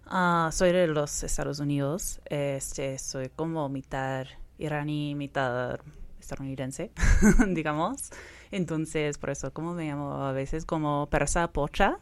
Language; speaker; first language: Spanish; non-native, fluent; English